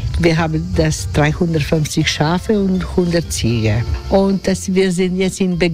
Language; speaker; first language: German; non-native, learner; Croatian